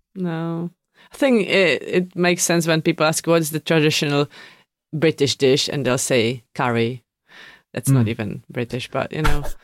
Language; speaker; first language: English; non-native, fluent; Czech